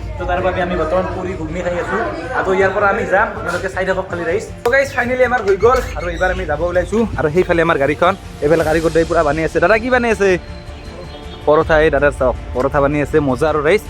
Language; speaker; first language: Assamese; native; Assamese